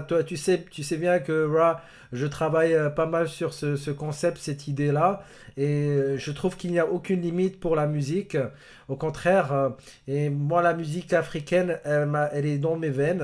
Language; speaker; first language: French; non-native, local second language; Arabic